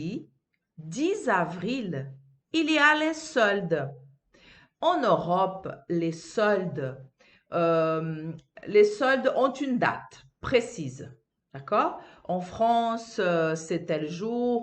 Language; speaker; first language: French; non-native, fluent; Portuguese